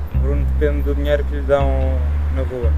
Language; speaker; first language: Portuguese; native; Portuguese